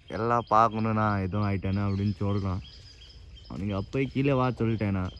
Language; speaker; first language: Tamil; non-native, learner; Nepali